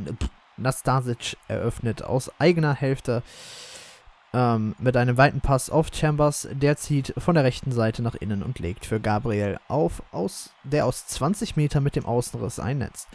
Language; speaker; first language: German; native; German